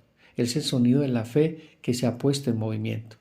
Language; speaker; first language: Spanish; native; Spanish